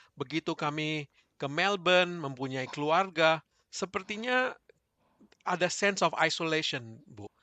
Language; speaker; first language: Indonesian; native; Indonesian